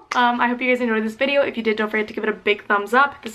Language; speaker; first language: English; native; English